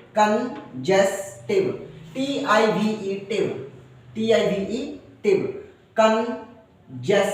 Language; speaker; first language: Hindi; non-native, local second language; Punjabi